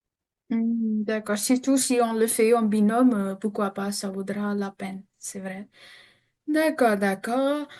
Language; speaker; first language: French; non-native, fluent; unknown